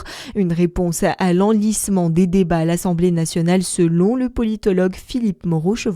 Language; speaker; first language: French; native; French